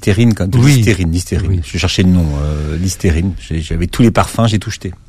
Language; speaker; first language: French; native; French